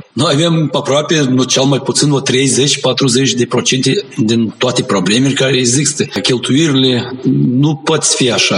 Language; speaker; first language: Romanian; non-native, local second language; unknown